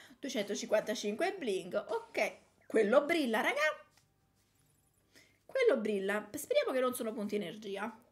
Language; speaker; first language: Italian; native; Italian